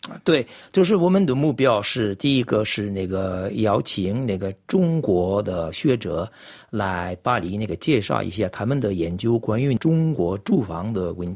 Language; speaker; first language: Chinese; non-native, fluent; French